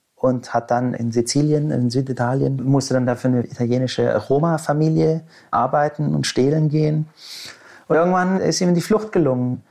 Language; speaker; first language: German; native; German